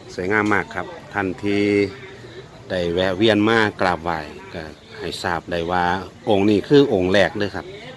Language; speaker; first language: Thai; native; Thai